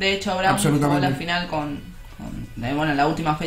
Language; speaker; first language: Spanish; native; Spanish